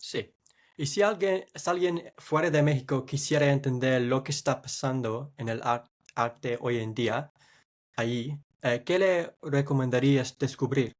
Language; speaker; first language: Spanish; non-native, fluent; English